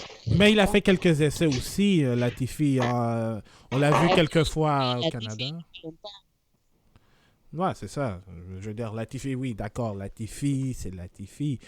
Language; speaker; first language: French; native; French